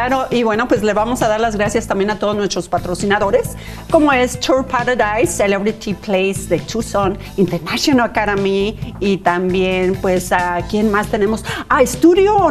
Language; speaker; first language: Spanish; native; Spanish